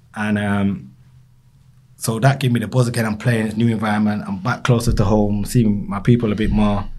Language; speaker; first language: English; native; English